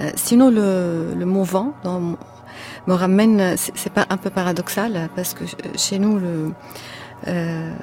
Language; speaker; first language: French; non-native, fluent; Arabic